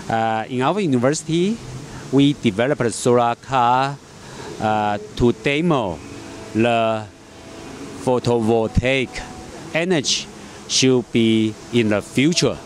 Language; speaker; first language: English; non-native, learner; Chinese